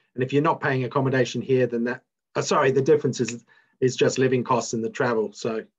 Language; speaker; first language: English; native; English